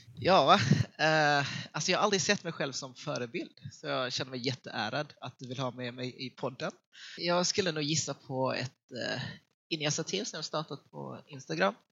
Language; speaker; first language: Swedish; early bilingual, other home language; Vietnamese